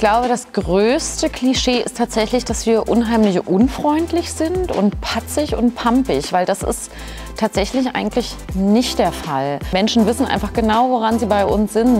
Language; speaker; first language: German; native; German